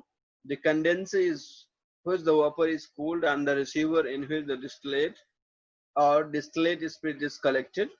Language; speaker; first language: English; non-native, local second language; Hindi